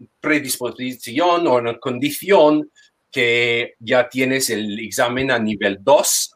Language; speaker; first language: Spanish; non-native, fluent; English